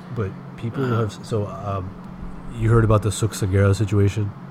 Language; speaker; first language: English; early bilingual, other home language; Hindi